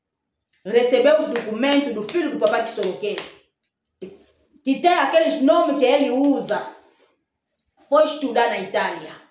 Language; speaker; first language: Portuguese; non-native, fluent; Lingala